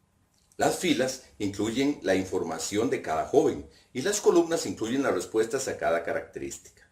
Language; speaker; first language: Spanish; native; Spanish